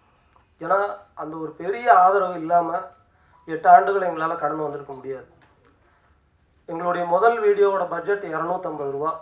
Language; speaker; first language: Tamil; native; Tamil